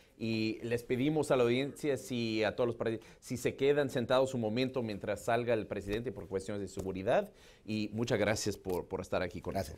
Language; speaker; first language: Spanish; non-native, fluent; English